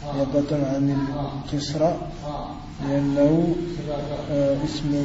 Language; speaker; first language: Arabic; non-native, learner; French